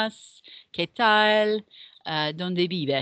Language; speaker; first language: Spanish; non-native, fluent; English